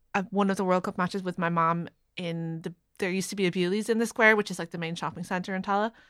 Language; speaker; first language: English; native; English